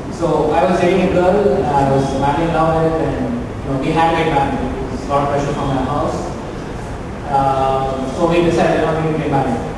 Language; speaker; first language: English; non-native, local second language; Kannada